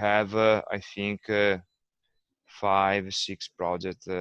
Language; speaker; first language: English; non-native, learner; Italian